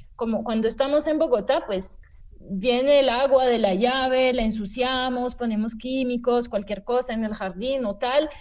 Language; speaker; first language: Spanish; non-native, fluent; French